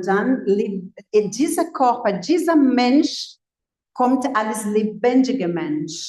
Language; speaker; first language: German; non-native, fluent; Portuguese